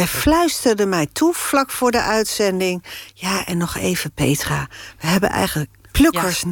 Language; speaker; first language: Dutch; native; Dutch